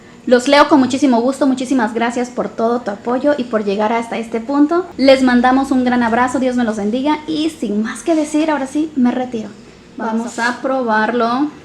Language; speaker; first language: Spanish; native; Spanish